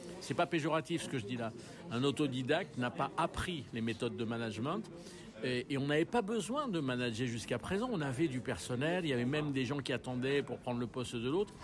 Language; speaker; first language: French; native; French